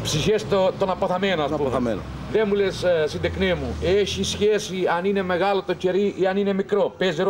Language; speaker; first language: Greek; native; Greek